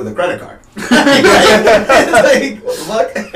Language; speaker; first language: English; native; English